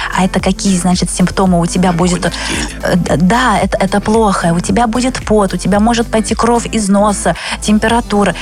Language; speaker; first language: Russian; early bilingual, other home language; Chinese